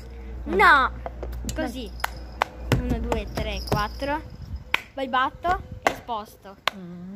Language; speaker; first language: Italian; early bilingual, other home language; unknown